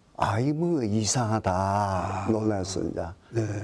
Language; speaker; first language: Korean; native; Korean